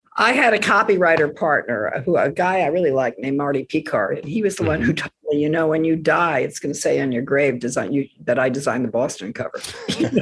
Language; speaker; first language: English; native; English